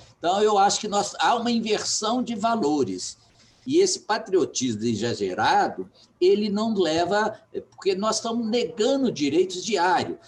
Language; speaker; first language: Portuguese; native; Portuguese